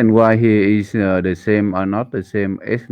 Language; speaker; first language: English; non-native, learner; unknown